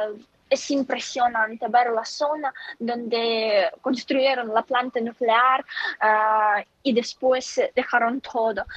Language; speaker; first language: Spanish; non-native, fluent; Ukrainian